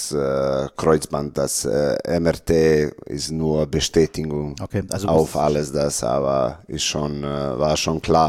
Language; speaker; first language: German; non-native, learner; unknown